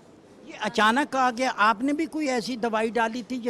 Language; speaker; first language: Urdu; native; Urdu